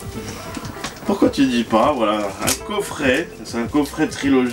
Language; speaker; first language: French; native; French